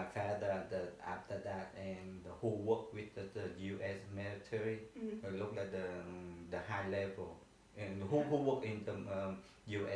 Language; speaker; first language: English; non-native, learner; Vietnamese